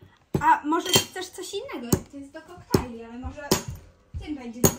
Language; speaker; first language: Polish; native; Polish